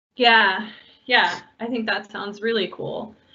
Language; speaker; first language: English; native; English